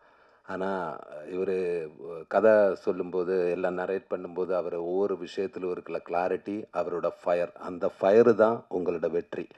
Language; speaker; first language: Tamil; non-native, learner; Malayalam